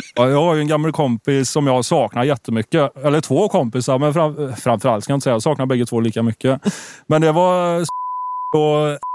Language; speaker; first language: Swedish; native; Swedish